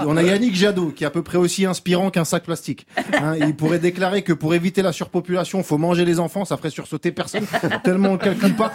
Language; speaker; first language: French; native; French